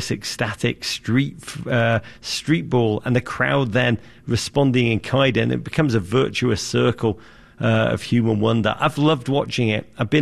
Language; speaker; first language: English; native; English